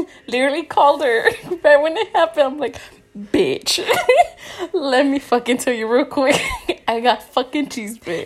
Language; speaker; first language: English; early bilingual, other home language; Spanish